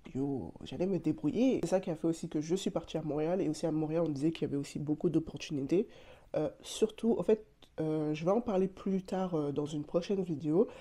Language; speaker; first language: French; native; French